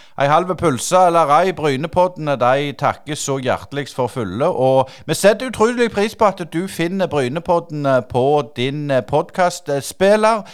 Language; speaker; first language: Norwegian; native; Norwegian